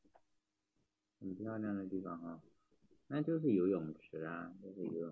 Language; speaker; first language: Chinese; native; Chinese